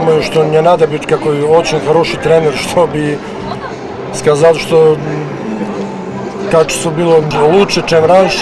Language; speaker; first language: Russian; non-native, learner; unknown